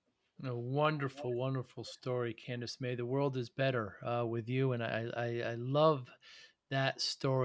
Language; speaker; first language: English; native; English